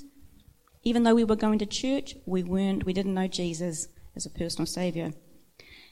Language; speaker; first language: English; native; English